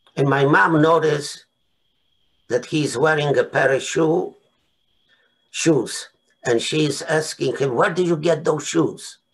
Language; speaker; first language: English; non-native, fluent; Polish